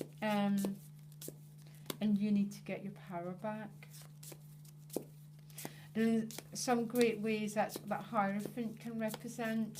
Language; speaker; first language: English; native; English